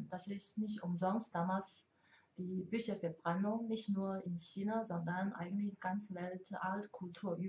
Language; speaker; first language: German; non-native, learner; Chinese